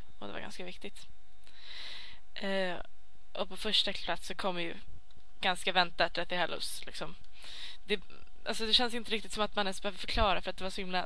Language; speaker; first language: Swedish; native; Swedish